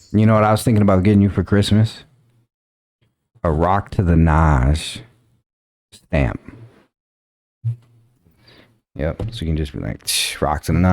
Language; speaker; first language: English; native; English